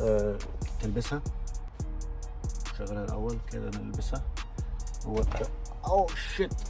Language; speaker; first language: Arabic; native; Arabic